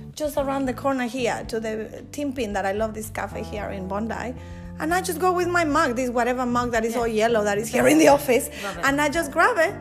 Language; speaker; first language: English; non-native, fluent; Spanish